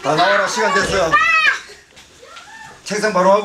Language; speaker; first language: Korean; native; Korean